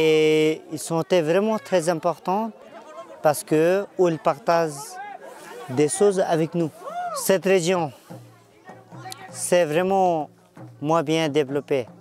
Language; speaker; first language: French; non-native, fluent; Nepali